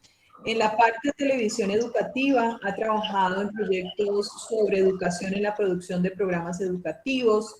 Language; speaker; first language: Spanish; native; Spanish